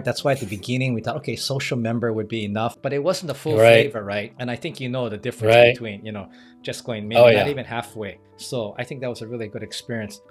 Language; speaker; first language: English; native; English